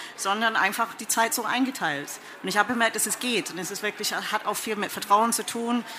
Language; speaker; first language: German; non-native, fluent; English